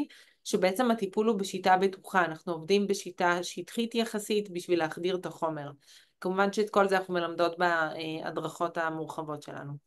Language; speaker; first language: Hebrew; native; Hebrew